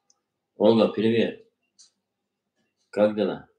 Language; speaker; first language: Russian; non-native, learner; Turkish